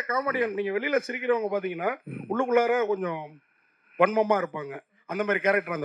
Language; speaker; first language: Tamil; native; Tamil